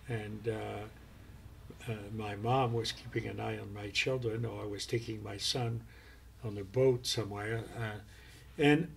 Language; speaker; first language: English; non-native, fluent; French